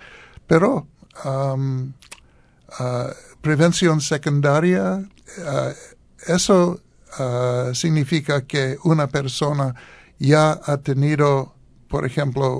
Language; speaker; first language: Spanish; non-native, learner; English